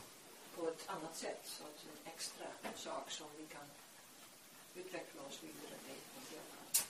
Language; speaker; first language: Swedish; non-native, fluent; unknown